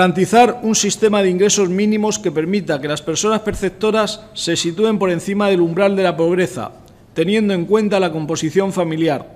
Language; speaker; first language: Spanish; native; Spanish